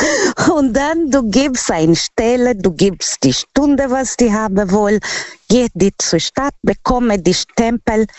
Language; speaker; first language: German; non-native, learner; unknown